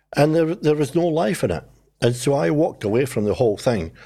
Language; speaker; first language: English; native; English